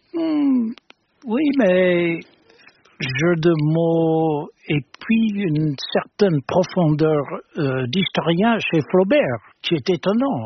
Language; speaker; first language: French; non-native, fluent; English